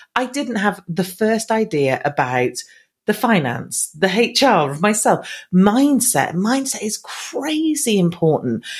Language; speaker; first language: English; native; English